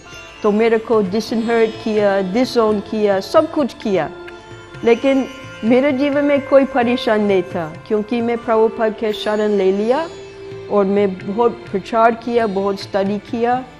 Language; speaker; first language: Hindi; non-native, fluent; English